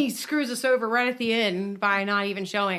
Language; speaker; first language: English; native; English